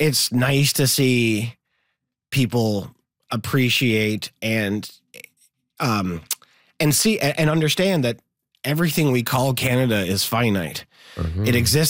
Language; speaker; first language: English; native; English